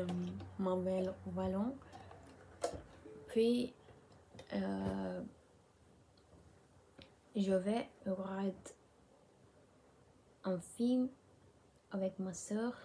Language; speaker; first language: French; non-native, learner; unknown